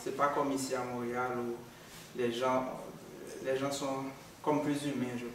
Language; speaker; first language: French; non-native, local second language; Haitian Creole